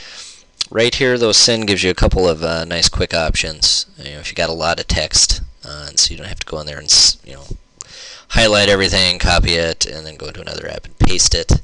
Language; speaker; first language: English; native; English